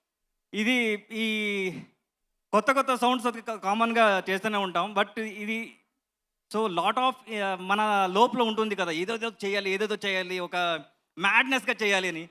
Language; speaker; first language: Telugu; non-native, local second language; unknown